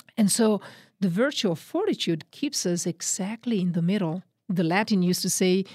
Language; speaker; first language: English; non-native, fluent; Italian